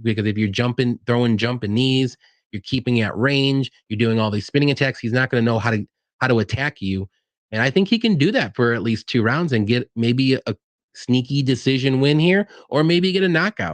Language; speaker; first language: English; native; English